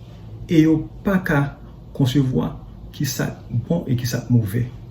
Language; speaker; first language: French; non-native, learner; Haitian Creole